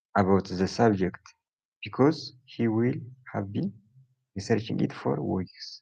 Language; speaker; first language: English; non-native, local second language; Amharic